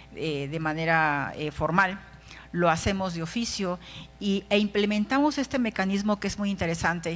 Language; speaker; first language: Spanish; native; Spanish